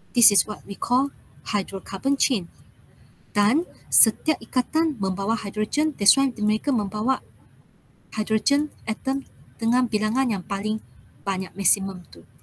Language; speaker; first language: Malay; non-native, local second language; Chinese